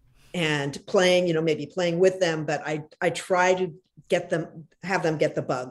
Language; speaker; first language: English; native; English